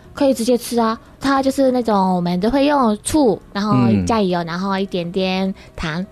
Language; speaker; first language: Chinese; non-native, fluent; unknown